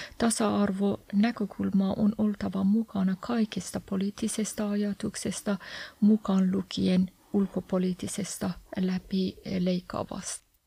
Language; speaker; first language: Finnish; non-native, fluent; Persian